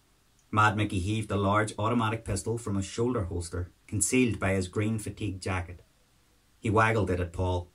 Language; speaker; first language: English; native; English